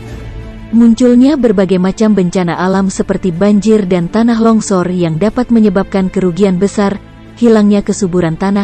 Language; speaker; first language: Indonesian; native; Indonesian